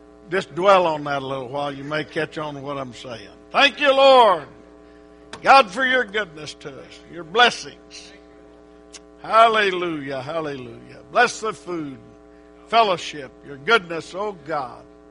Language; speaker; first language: English; native; English